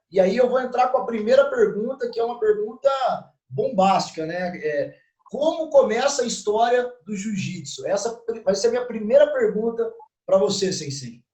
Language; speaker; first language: Portuguese; native; Portuguese